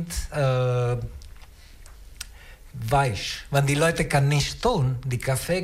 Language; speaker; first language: German; non-native, learner; Italian